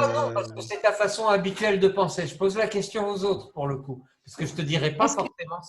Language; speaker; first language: French; native; French